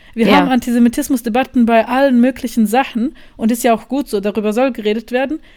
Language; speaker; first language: German; non-native, fluent; Bosnian